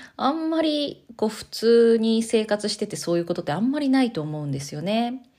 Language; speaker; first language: Japanese; native; Japanese